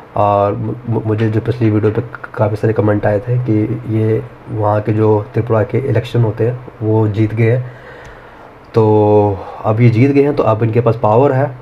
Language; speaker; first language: Hindi; native; Hindi